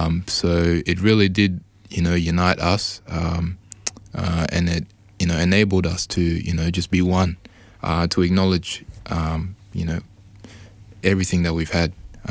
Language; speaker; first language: English; native; English